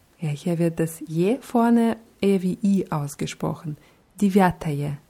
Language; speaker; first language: German; non-native, fluent; Russian